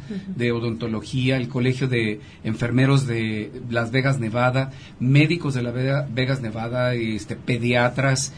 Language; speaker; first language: Spanish; native; Spanish